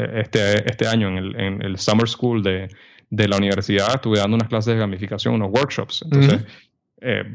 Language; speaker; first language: Spanish; native; Spanish